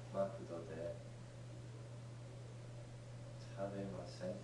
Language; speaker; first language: Japanese; non-native, learner; English